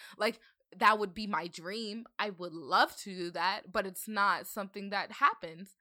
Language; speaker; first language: English; native; English